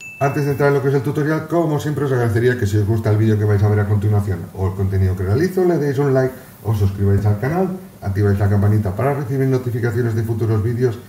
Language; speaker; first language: Spanish; native; Spanish